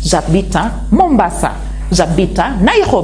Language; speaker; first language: French; non-native, fluent; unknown